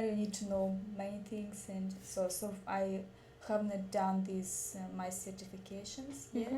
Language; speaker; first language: English; non-native, learner; Russian